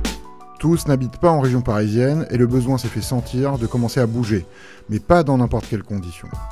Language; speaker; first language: French; native; French